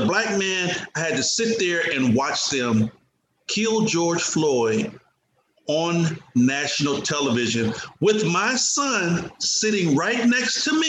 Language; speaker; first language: English; native; English